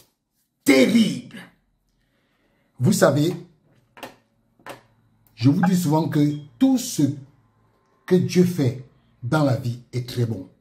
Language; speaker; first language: French; native; French